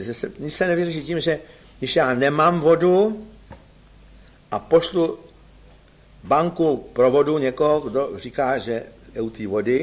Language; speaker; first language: Czech; native; Czech